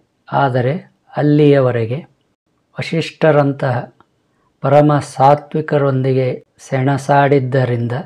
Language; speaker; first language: Kannada; native; Kannada